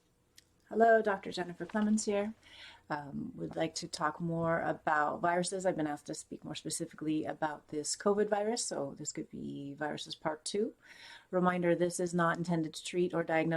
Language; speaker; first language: English; native; English